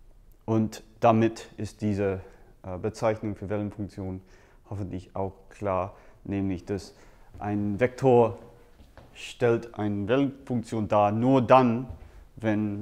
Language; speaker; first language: German; non-native, fluent; English